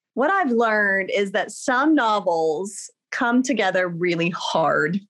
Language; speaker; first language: English; native; English